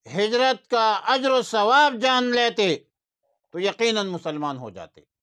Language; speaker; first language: Urdu; non-native, local second language; Pashto